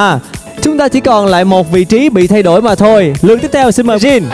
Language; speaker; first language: Vietnamese; native; Vietnamese